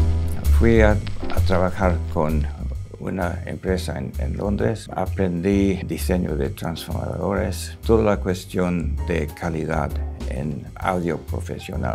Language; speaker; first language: Spanish; non-native, local second language; English